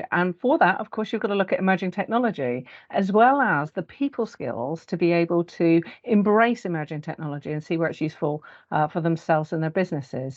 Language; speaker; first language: English; native; English